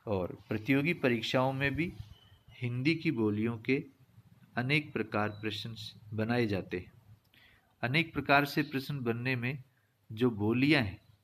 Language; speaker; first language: Hindi; native; Hindi